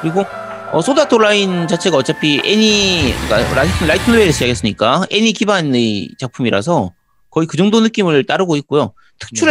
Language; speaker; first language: Korean; native; Korean